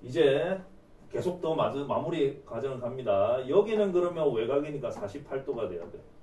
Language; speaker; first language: Korean; native; Korean